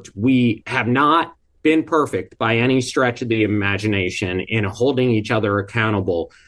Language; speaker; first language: English; early bilingual, other home language; Hindi